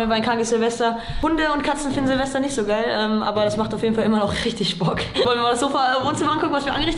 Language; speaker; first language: German; native; German